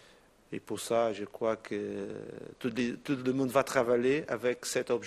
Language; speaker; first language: French; non-native, fluent; Portuguese